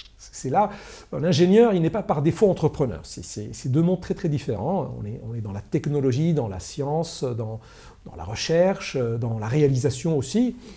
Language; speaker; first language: French; non-native, local second language; Arabic